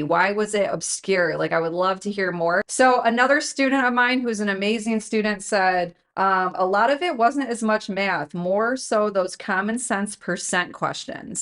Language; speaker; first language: English; native; English